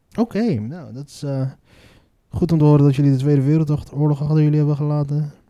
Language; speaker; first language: Dutch; native; Dutch